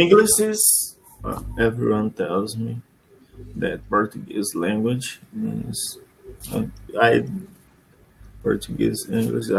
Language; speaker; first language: English; non-native, learner; Portuguese